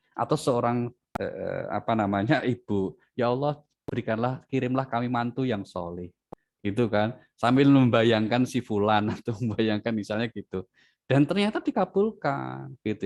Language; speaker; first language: Indonesian; native; Indonesian